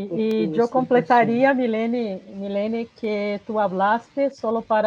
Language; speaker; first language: Spanish; non-native, fluent; Portuguese